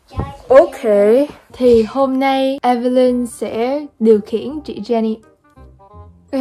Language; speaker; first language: Vietnamese; early bilingual, heritage; Vietnamese